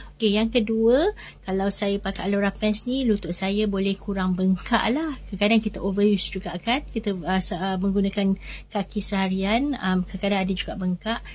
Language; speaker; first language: Malay; native; Malay